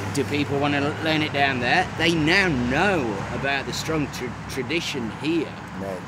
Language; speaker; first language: English; native; English